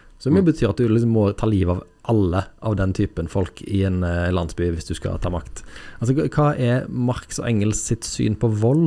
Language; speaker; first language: Norwegian; native; Norwegian